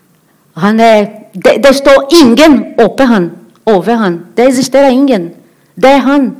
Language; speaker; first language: Norwegian; non-native, learner; Portuguese